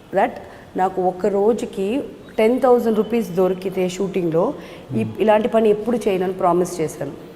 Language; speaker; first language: Telugu; non-native, local second language; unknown